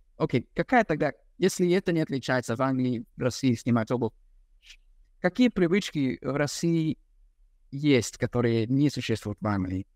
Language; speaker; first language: Russian; non-native, fluent; English